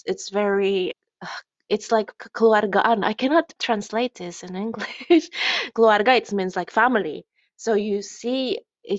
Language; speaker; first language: English; non-native, fluent; Indonesian